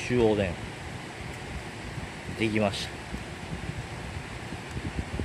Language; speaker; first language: Japanese; native; Japanese